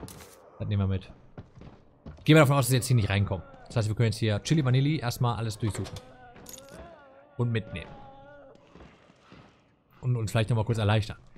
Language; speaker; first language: German; native; German